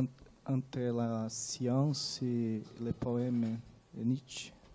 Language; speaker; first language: French; non-native, fluent; Portuguese